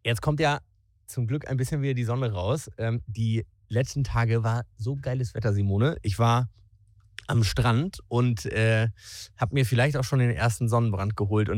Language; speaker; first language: German; native; German